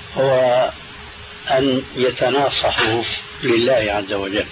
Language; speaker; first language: Arabic; early bilingual, other home language; Albanian